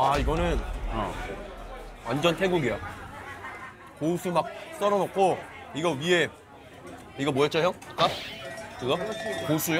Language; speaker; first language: Korean; native; Korean